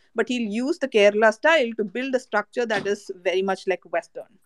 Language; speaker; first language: English; non-native, local second language; Malayalam